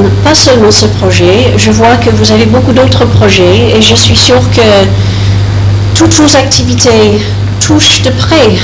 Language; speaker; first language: French; non-native, fluent; English